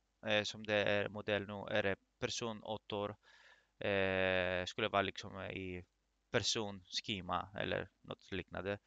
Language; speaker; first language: Swedish; non-native, fluent; Greek